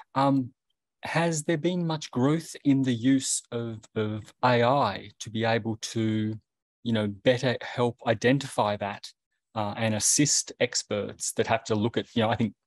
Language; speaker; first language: English; native; English